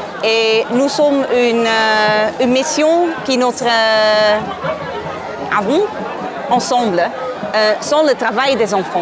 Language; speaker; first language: French; non-native, learner; Dutch